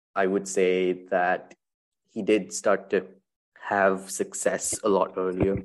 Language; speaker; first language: English; non-native, local second language; Tamil